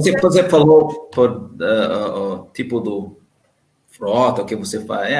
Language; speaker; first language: Portuguese; non-native, learner; English